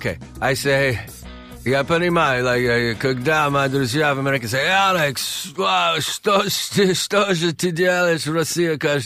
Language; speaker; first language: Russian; non-native, learner; English